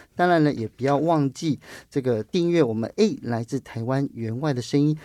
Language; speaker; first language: Chinese; native; Chinese